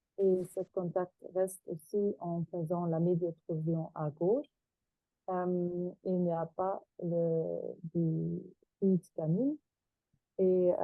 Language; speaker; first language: French; non-native, fluent; German